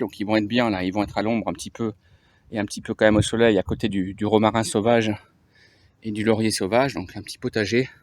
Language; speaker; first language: French; native; French